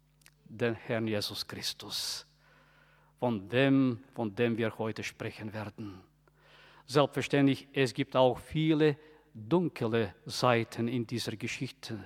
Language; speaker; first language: German; non-native, fluent; Bulgarian